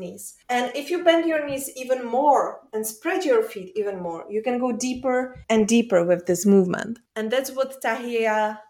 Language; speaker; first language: English; non-native, fluent; Czech